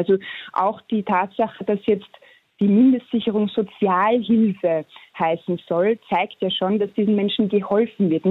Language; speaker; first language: German; native; German